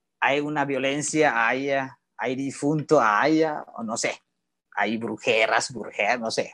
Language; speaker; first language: Spanish; non-native, learner; Indonesian